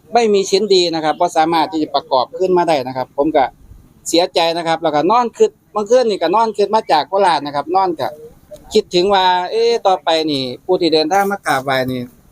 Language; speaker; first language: Thai; native; Thai